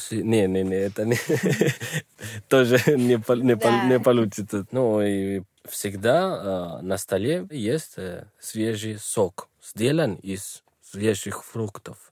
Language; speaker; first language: Russian; non-native, learner; Spanish